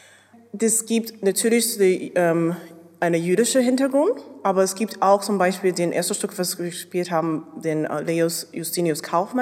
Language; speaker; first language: German; non-native, fluent; English